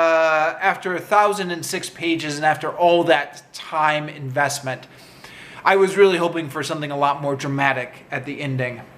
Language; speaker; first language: English; native; English